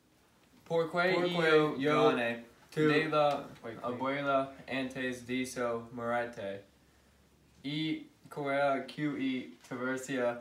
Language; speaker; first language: Spanish; non-native, learner; English